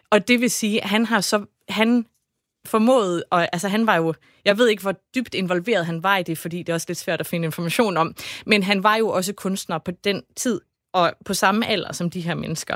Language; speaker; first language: Danish; native; Danish